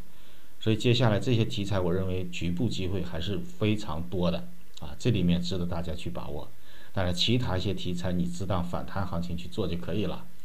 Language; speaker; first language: Chinese; native; Chinese